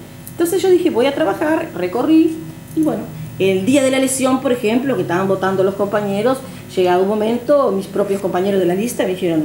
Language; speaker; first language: Spanish; native; Spanish